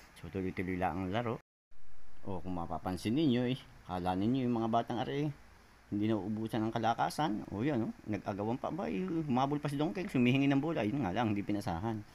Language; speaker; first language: Filipino; native; Filipino